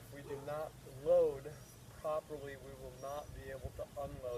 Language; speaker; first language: English; native; English